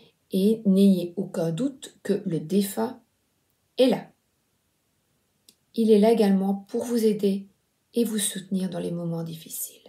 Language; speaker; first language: French; native; French